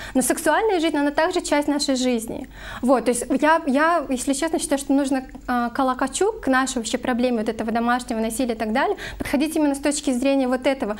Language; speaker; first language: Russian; non-native, local second language; Kyrgyz